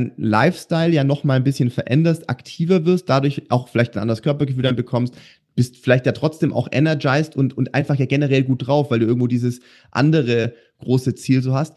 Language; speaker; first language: German; native; German